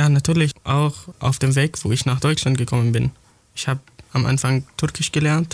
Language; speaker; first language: German; non-native, fluent; Arabic